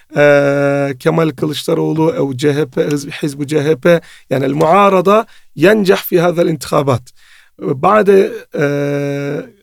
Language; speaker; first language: Arabic; non-native, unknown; Turkish